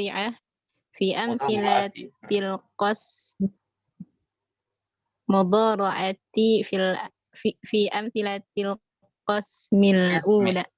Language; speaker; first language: Arabic; non-native, learner; Indonesian